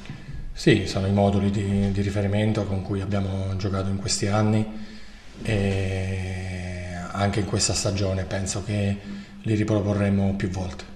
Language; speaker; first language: Italian; native; Italian